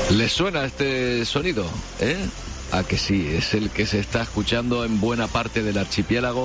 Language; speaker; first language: Spanish; native; Spanish